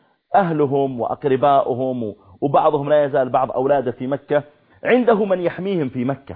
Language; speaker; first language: Arabic; native; Arabic